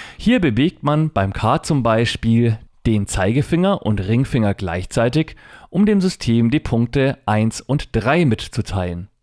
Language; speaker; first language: German; native; German